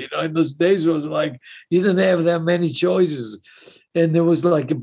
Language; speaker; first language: English; non-native, fluent; Italian